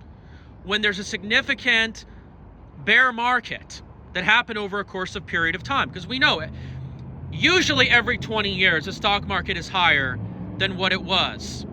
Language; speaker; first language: English; native; English